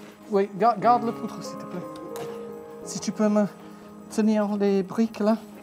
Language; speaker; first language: French; non-native, fluent; English